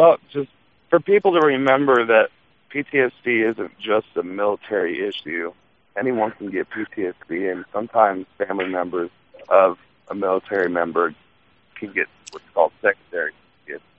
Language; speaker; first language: English; native; English